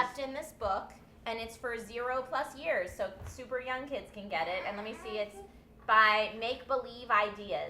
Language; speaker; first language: English; native; English